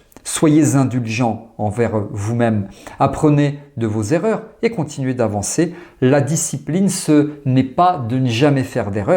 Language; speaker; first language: French; native; French